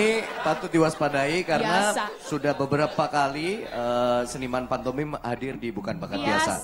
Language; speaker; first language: Indonesian; native; Indonesian